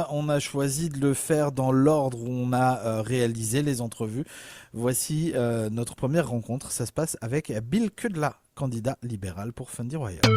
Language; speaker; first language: French; native; French